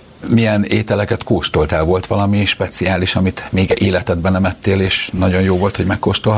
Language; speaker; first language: Hungarian; native; Hungarian